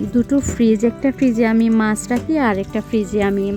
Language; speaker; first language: Bangla; non-native, local second language; Sylheti